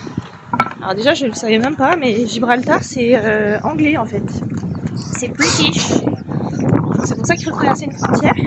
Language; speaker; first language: French; native; French